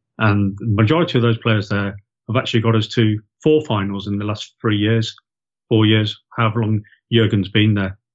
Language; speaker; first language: English; native; English